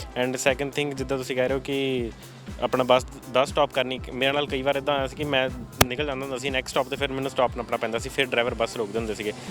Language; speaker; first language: Punjabi; native; Punjabi